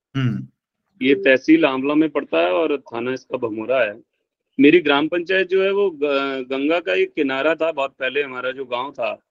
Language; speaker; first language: Hindi; native; Hindi